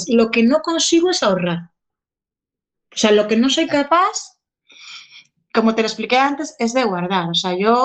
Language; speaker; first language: Spanish; native; Spanish